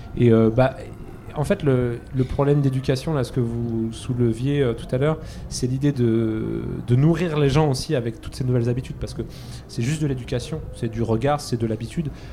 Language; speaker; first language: French; native; French